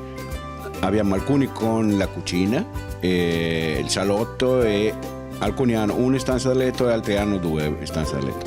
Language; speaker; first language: Italian; non-native, fluent; Spanish